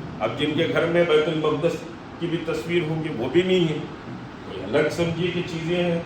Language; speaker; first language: Urdu; native; Urdu